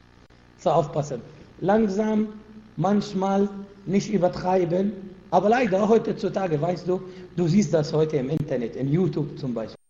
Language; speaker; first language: German; non-native, fluent; Arabic